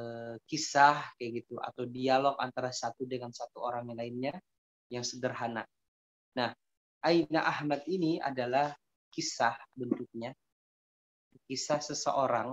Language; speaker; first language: Indonesian; native; Indonesian